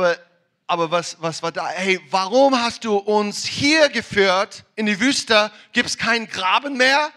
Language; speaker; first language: German; non-native, fluent; English